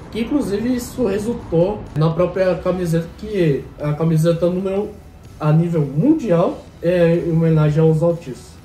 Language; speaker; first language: Portuguese; native; Portuguese